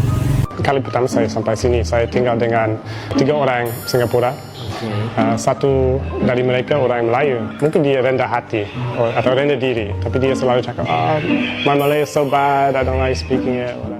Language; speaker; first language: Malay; non-native, fluent; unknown